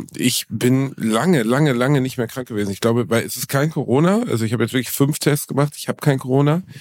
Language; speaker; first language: German; native; German